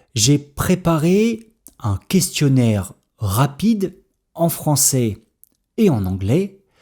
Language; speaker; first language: French; native; French